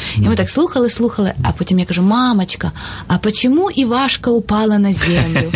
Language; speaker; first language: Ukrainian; non-native, local second language; Russian